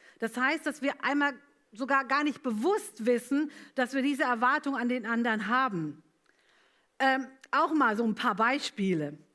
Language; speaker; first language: German; early bilingual, other home language; Italian